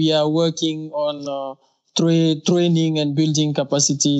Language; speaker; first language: English; non-native, fluent; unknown